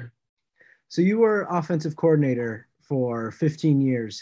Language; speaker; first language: English; native; English